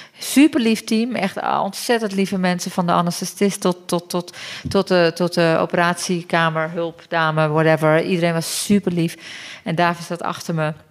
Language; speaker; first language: Dutch; early bilingual, other home language; Turkish